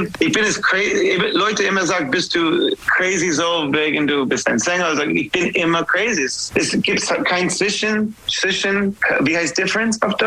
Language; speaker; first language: German; non-native, fluent; English